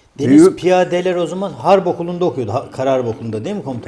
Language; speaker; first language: Turkish; native; Turkish